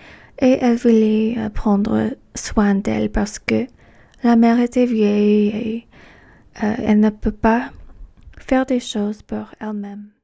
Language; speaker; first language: French; non-native, fluent; English